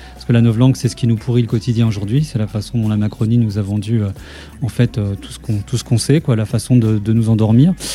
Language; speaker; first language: French; native; French